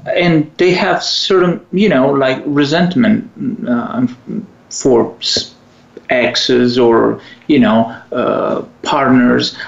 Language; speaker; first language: English; non-native, fluent; Italian